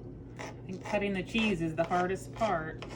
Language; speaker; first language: English; native; English